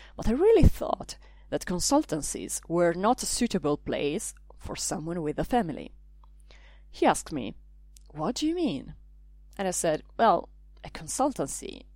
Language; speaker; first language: English; non-native, fluent; Italian